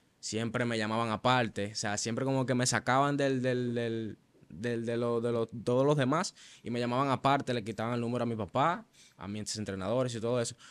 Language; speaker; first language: Spanish; native; Spanish